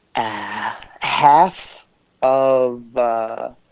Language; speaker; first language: English; native; English